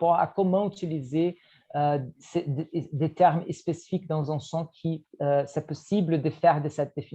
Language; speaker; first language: French; non-native, fluent; Portuguese